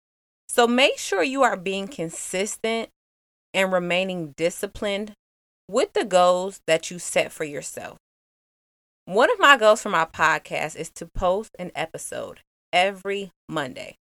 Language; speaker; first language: English; native; English